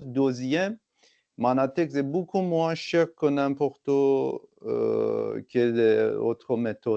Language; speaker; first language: French; non-native, fluent; Persian